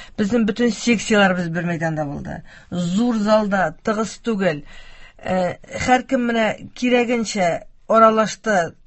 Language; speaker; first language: Tatar; native; Tatar